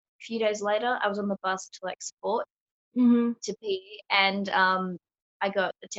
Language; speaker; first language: English; native; English